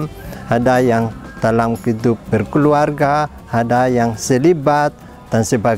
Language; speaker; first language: Indonesian; non-native, fluent; Malagasy